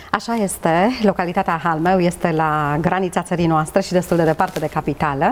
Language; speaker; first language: Romanian; native; Romanian